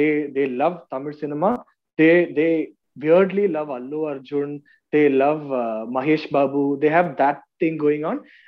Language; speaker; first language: English; non-native, local second language; Malayalam